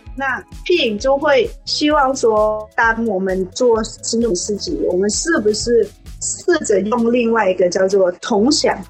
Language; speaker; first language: Chinese; non-native, fluent; Thai